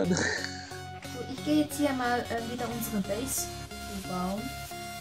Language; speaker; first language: German; native; German